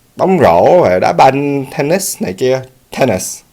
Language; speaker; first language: Vietnamese; early bilingual, heritage; Vietnamese